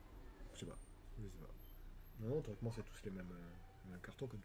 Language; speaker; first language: French; native; French